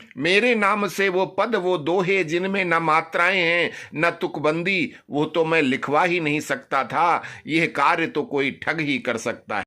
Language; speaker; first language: Hindi; native; Hindi